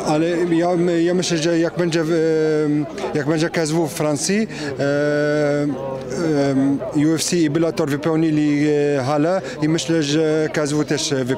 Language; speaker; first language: Polish; non-native, fluent; French